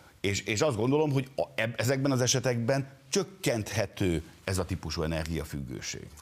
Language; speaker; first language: Hungarian; native; Hungarian